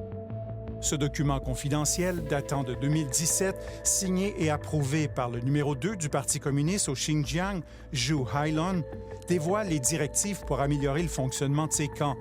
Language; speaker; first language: French; native; French